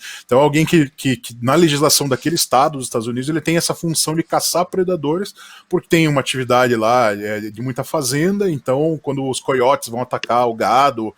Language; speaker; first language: Portuguese; native; Portuguese